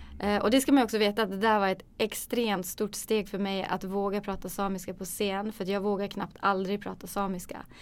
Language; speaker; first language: Swedish; native; Swedish